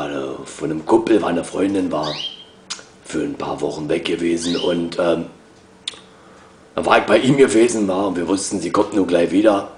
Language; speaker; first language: German; native; German